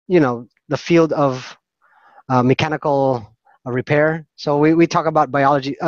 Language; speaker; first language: English; non-native, fluent; Filipino